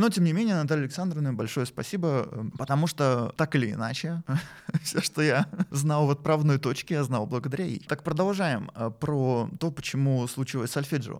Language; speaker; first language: Russian; native; Russian